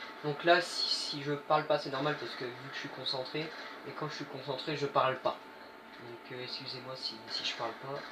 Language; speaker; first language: French; native; French